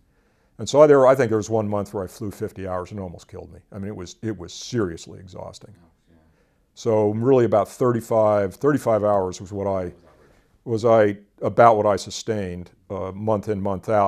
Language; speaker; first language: English; native; English